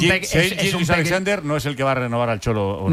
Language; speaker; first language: Spanish; native; Spanish